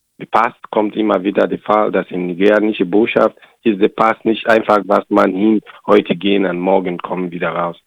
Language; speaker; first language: German; non-native, learner; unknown